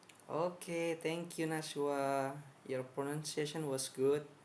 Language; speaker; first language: English; non-native, fluent; Indonesian